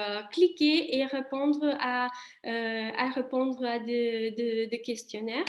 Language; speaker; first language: French; non-native, fluent; Italian